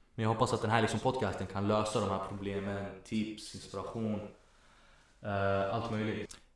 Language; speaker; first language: Swedish; early bilingual, other home language; Arabic